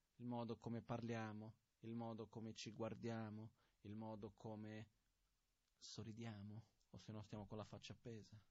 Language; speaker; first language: Italian; non-native, fluent; Portuguese